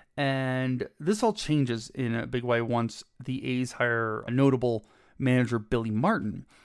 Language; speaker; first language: English; native; English